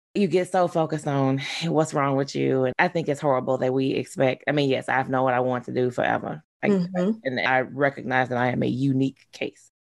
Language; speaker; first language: English; native; English